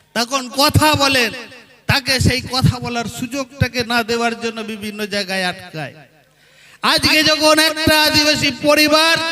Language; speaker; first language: Bangla; non-native, local second language; Santali